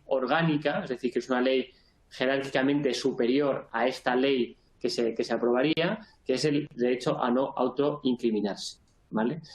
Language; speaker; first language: Spanish; native; Spanish